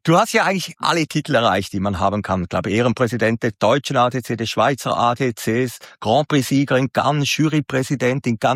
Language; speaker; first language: German; native; German